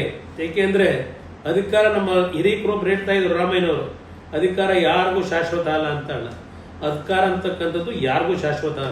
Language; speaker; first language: Kannada; native; Kannada